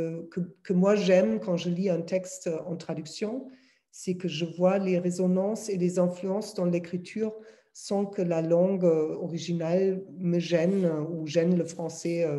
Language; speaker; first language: French; non-native, fluent; German